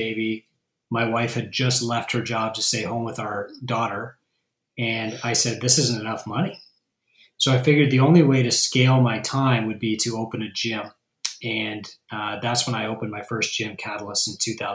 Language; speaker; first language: English; native; English